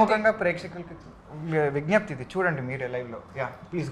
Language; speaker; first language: Telugu; native; Telugu